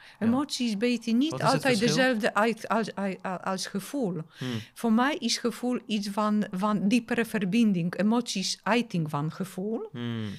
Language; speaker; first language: Dutch; non-native, fluent; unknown